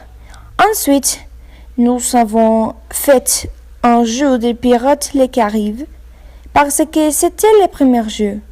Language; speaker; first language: French; non-native, learner; Spanish